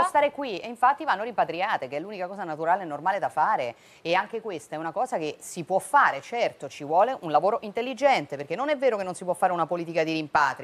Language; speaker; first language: Italian; native; Italian